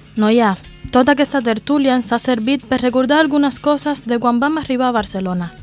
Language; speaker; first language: Catalan; non-native, learner; Spanish